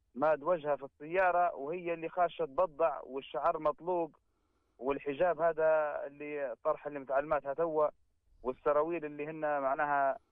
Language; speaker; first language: Arabic; native; Arabic